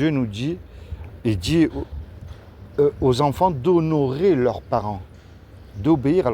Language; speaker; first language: French; native; French